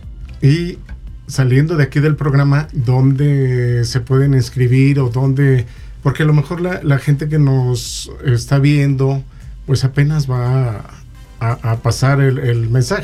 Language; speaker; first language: Spanish; native; Spanish